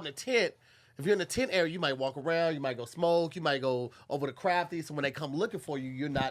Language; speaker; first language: English; native; English